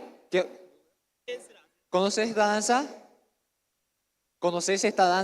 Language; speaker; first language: Spanish; native; Spanish